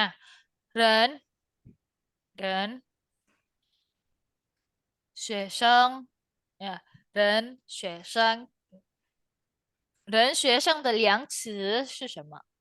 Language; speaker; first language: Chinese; non-native, fluent; Indonesian